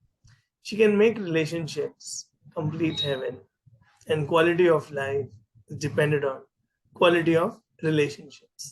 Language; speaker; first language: English; non-native, local second language; Hindi